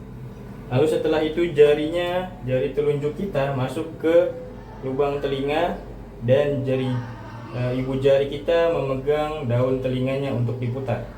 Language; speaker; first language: Indonesian; native; Indonesian